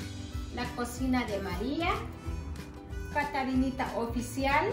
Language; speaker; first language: Spanish; native; Spanish